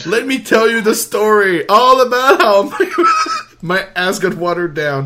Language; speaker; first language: English; non-native, fluent; French